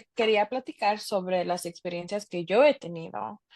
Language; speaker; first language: Spanish; early bilingual, heritage; Spanish